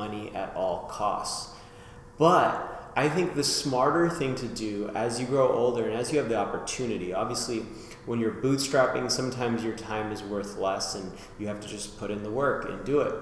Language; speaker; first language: English; native; English